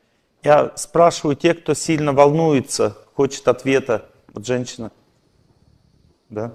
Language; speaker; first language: Russian; native; Russian